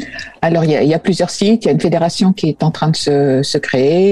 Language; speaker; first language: French; native; French